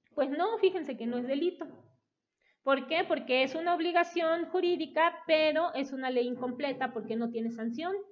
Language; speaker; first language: Spanish; native; Spanish